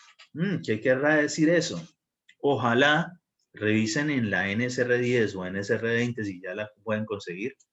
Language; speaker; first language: Spanish; native; Spanish